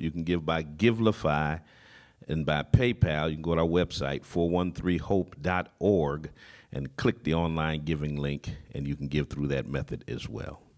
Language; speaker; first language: English; native; English